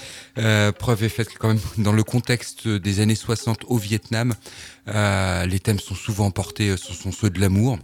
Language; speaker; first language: French; native; French